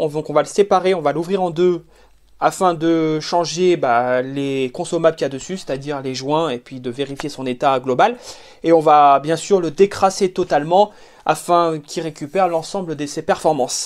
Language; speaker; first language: French; native; French